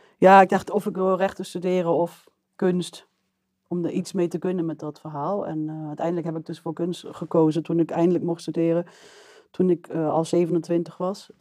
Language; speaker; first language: Dutch; early bilingual, other home language; Arabic